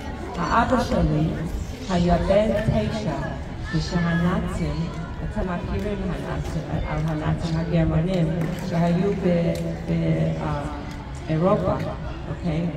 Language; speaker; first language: Hebrew; non-native, fluent; English